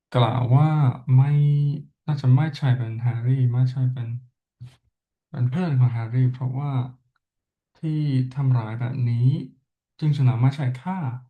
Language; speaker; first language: Thai; non-native, learner; English